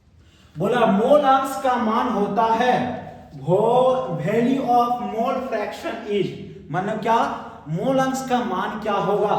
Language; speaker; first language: Hindi; native; Hindi